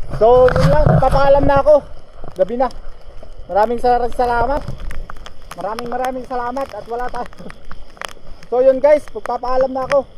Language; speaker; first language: Filipino; non-native, local second language; Iloko